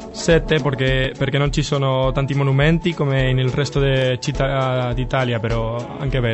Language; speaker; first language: Italian; non-native, learner; Spanish